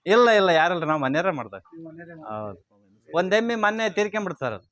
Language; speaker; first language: Kannada; native; Kannada